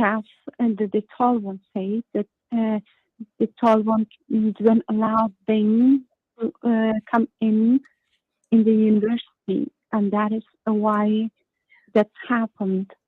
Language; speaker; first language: English; non-native, learner; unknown